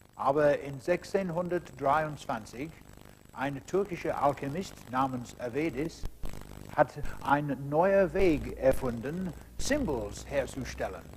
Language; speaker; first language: German; non-native, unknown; English